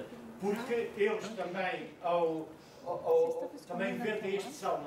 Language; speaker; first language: Portuguese; native; Portuguese